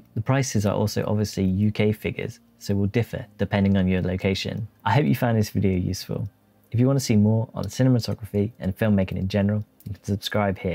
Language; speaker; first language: English; native; English